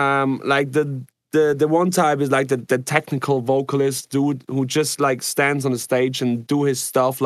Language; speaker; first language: English; non-native, fluent; Swiss German